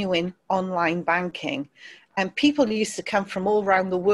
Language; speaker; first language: English; native; English